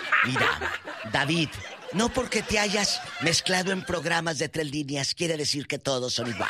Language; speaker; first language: Spanish; native; Spanish